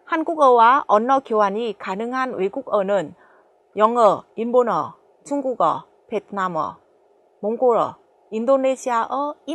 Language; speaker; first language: Korean; non-native, fluent; Vietnamese